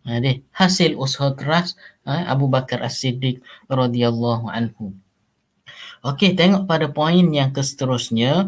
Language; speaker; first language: Malay; native; Malay